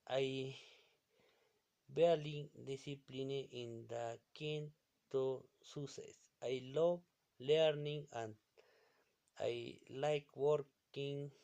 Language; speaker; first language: English; non-native, learner; Spanish